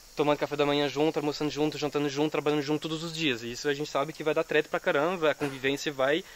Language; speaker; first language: Portuguese; non-native, fluent; French